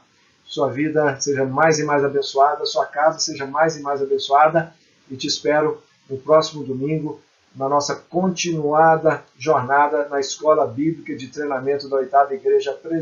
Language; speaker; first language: Portuguese; native; Portuguese